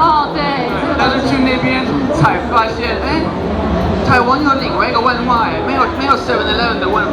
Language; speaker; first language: Chinese; non-native, fluent; Swedish